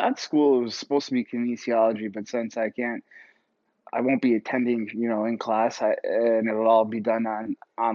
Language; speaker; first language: English; native; English